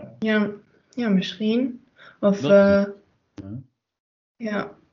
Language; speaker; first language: Dutch; non-native, learner; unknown